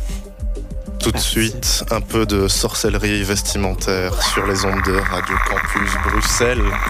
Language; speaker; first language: French; native; French